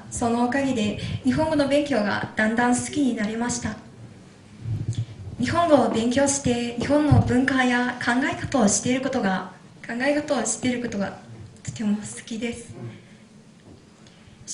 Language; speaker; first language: Japanese; non-native, fluent; Mongolian